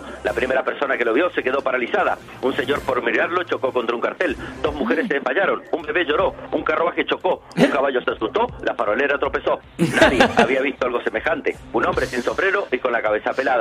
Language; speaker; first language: Spanish; native; Spanish